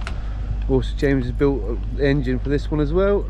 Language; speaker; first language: English; native; English